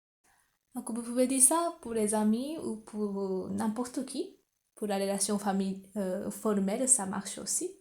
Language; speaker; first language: French; non-native, fluent; Japanese